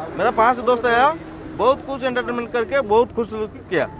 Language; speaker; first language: Hindi; non-native, local second language; Odia